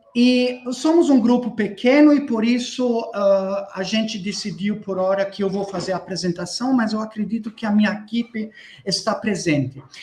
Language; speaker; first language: Portuguese; non-native, fluent; German